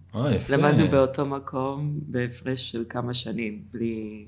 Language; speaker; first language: Hebrew; non-native, fluent; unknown